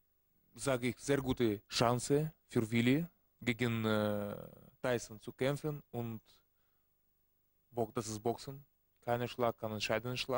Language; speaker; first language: German; non-native, learner; Russian